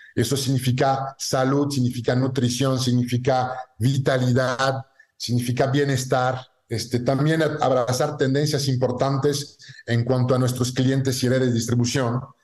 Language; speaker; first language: Spanish; non-native, fluent; French